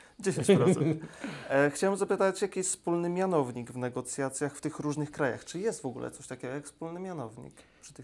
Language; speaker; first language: Polish; native; Polish